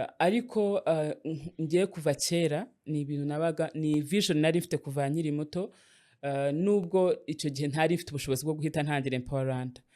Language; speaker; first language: Kinyarwanda; early bilingual, heritage; Kinyarwanda